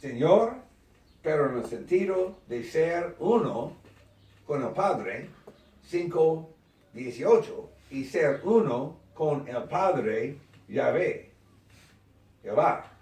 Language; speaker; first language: Spanish; non-native, learner; English